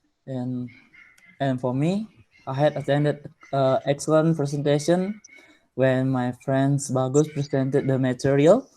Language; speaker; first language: English; non-native, learner; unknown